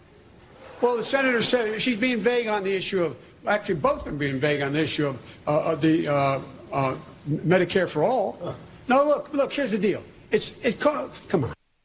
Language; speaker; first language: English; native; English